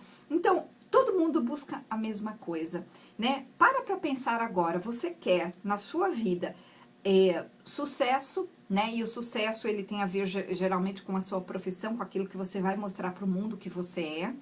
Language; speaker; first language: Portuguese; native; Portuguese